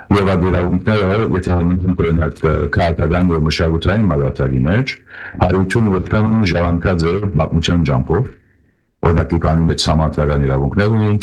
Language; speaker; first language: Armenian; early bilingual, heritage; Armenian